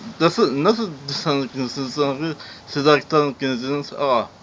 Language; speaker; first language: Turkish; non-native, learner; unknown